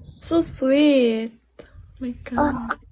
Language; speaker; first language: English; non-native, learner; Thai